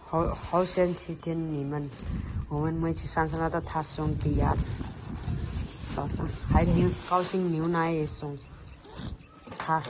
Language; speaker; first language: Chinese; non-native, learner; Nepali